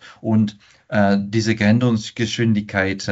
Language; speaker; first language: German; non-native, fluent; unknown